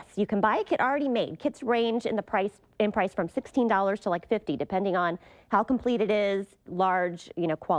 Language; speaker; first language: English; native; English